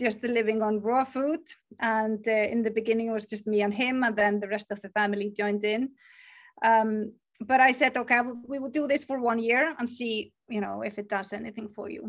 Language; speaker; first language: English; non-native, fluent; Icelandic